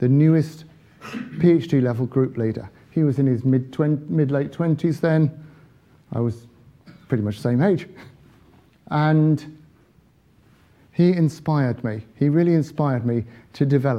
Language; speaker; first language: English; native; English